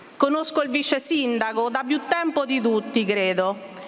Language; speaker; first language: Italian; native; Italian